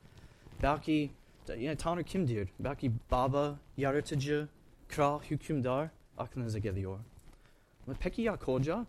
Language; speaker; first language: Turkish; non-native, fluent; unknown